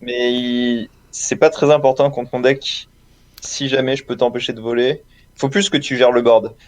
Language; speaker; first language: French; native; French